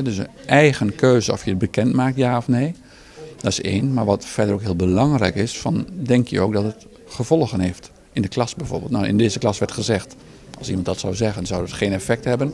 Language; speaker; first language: Dutch; native; Dutch